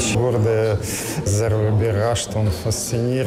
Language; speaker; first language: German; non-native, learner; Russian